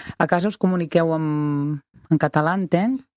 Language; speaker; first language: Catalan; native; Catalan